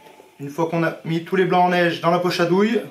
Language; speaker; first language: French; native; French